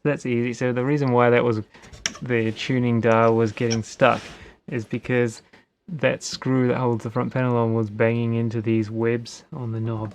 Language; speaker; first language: English; native; English